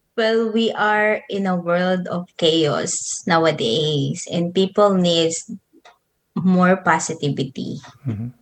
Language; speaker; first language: English; non-native, local second language; Filipino